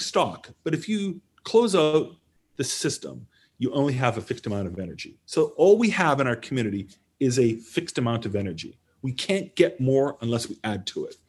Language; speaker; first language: English; native; English